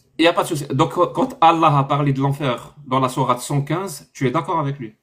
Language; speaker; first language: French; non-native, local second language; Arabic